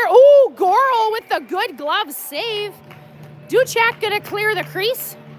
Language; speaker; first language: English; native; English